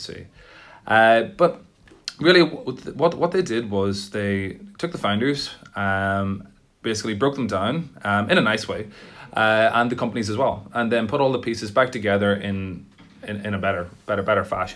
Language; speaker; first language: English; native; English